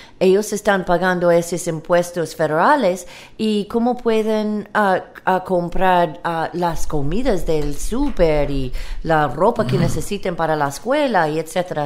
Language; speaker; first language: Spanish; non-native, learner; English